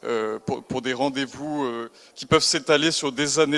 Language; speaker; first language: French; native; French